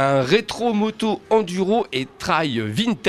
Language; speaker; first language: French; native; French